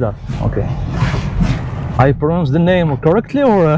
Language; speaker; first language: English; non-native, local second language; Arabic